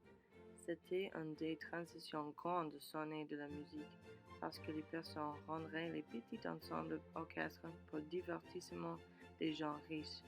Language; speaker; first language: French; non-native, learner; English